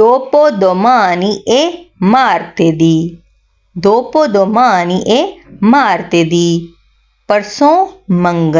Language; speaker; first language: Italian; non-native, fluent; Urdu